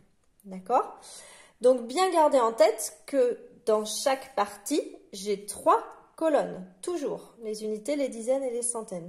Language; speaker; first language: French; native; French